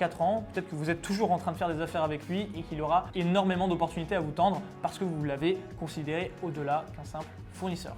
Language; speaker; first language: French; native; French